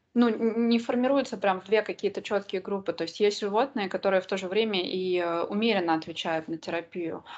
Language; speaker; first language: Russian; native; Russian